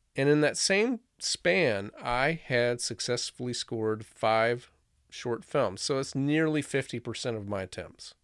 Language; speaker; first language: English; native; English